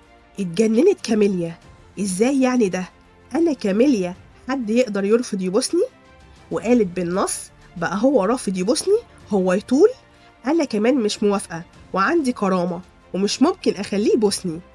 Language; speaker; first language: Arabic; native; Arabic